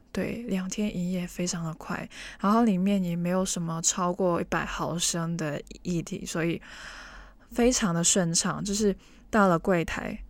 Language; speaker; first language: Chinese; non-native, local second language; Cantonese